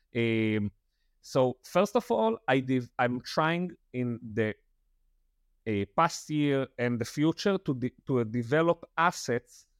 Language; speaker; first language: English; non-native, fluent; Italian